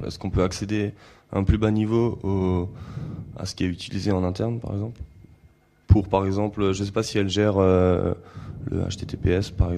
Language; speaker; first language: French; native; French